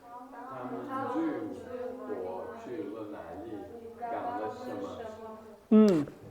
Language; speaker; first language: Chinese; non-native, learner; Kyrgyz